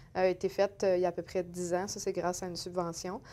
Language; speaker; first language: French; native; French